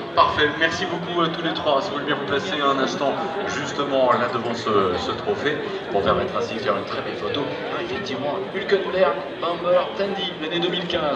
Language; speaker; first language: French; native; French